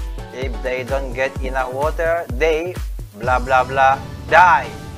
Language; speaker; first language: English; non-native, fluent; Indonesian